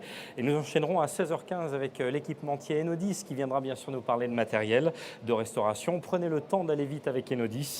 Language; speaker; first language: French; native; French